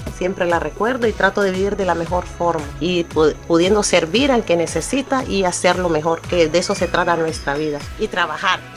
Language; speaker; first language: Spanish; native; Spanish